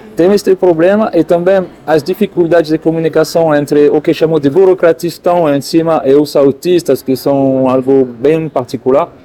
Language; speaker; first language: Portuguese; non-native, fluent; French